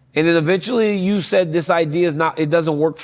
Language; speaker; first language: English; native; English